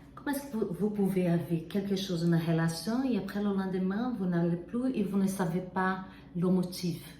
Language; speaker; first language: French; non-native, fluent; Portuguese